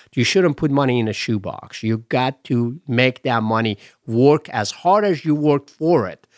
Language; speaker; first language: English; non-native, fluent; Persian